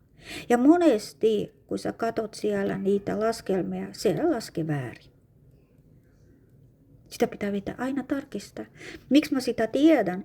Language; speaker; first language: Finnish; non-native, fluent; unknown